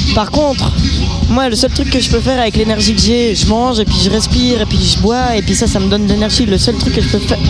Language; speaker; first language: French; native; French